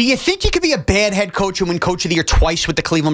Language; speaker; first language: English; native; English